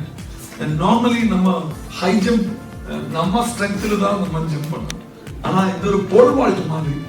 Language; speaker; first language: Tamil; non-native, local second language; Malayalam